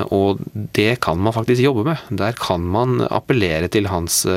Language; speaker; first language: Norwegian; non-native, fluent; English